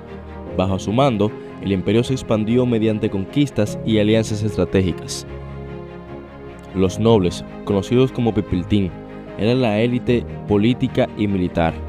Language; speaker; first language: Spanish; native; Spanish